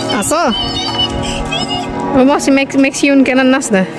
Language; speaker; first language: German; non-native, learner; Indonesian